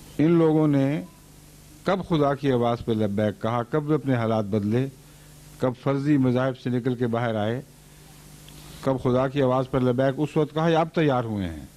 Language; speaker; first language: Urdu; native; Urdu